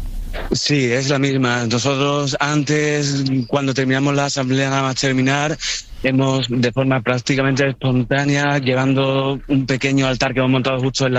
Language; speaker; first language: Spanish; native; Spanish